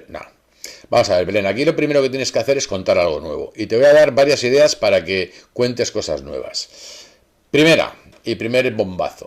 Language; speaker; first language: Spanish; native; Spanish